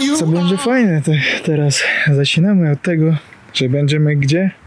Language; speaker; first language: Polish; non-native, learner; Russian